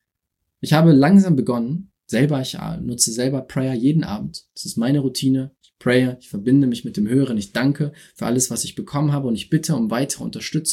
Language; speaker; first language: German; native; German